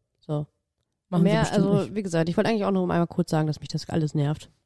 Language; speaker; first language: German; native; German